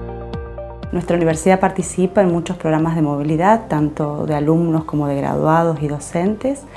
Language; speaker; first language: Spanish; native; Spanish